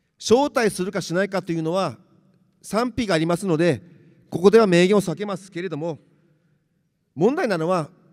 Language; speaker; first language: Japanese; native; Japanese